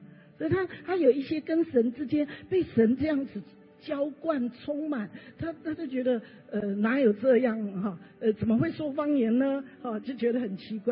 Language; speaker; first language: Chinese; native; Chinese